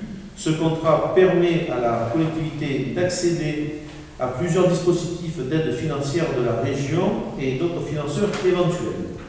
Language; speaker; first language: French; native; French